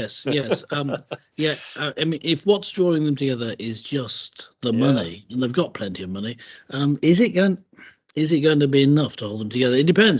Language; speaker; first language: English; native; English